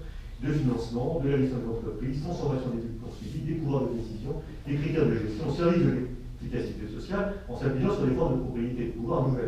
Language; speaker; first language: French; native; French